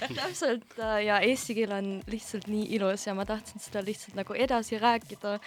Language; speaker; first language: Estonian; non-native, fluent; German